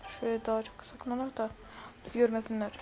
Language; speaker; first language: Turkish; native; Turkish